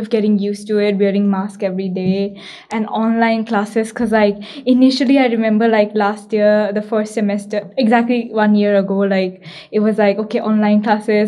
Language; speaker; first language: English; non-native, local second language; Hindi